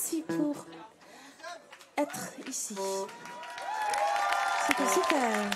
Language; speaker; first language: French; non-native, learner; Icelandic